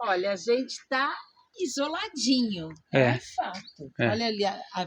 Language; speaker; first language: Portuguese; native; Portuguese